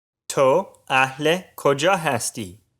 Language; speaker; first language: Persian; non-native, learner; English